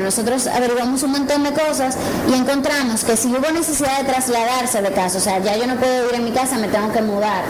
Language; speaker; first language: Spanish; native; Spanish